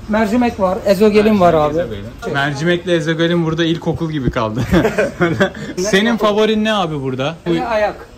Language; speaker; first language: Turkish; native; Turkish